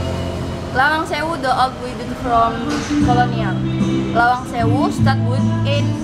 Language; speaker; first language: English; non-native, learner; Indonesian